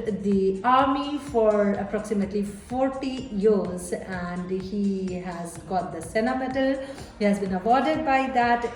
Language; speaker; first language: English; non-native, local second language; Hindi